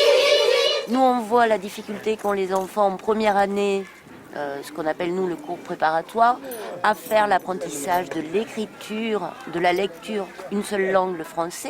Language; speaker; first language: French; native; French